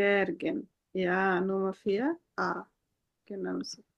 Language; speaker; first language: German; non-native, fluent; Bangla